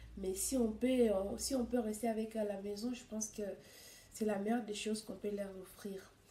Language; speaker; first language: French; non-native, local second language; Swahili